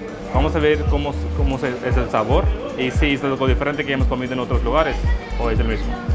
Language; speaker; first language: Spanish; non-native, fluent; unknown